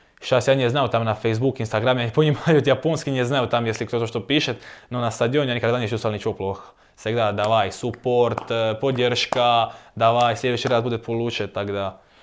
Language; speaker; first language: Russian; non-native, learner; Croatian